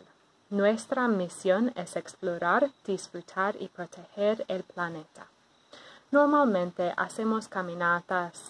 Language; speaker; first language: Spanish; non-native, fluent; English